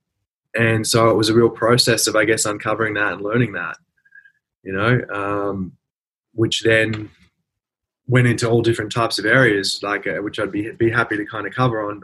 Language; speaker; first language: English; native; English